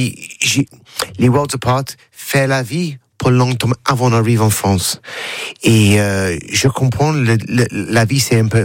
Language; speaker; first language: French; non-native, learner; English